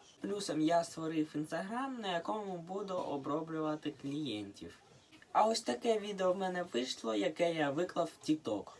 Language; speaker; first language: Ukrainian; non-native, local second language; Russian